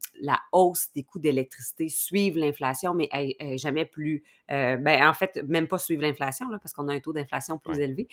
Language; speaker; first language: French; native; French